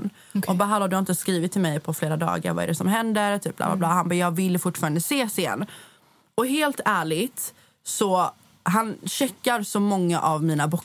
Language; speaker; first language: Swedish; native; Swedish